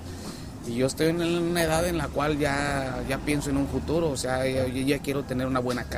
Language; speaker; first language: Spanish; native; Spanish